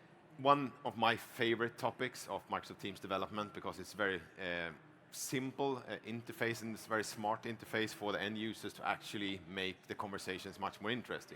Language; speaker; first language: English; non-native, fluent; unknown